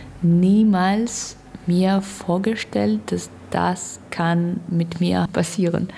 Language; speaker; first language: German; non-native, learner; Russian